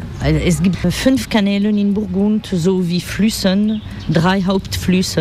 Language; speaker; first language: German; non-native, learner; French